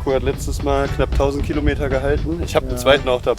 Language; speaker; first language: German; native; German